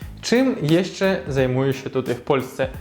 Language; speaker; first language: Polish; non-native, learner; Russian